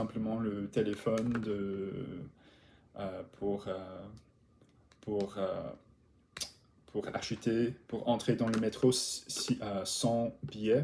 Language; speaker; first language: French; non-native, learner; English